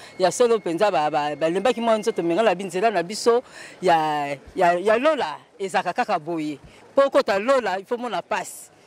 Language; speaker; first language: Lingala; non-native, local second language; Kongo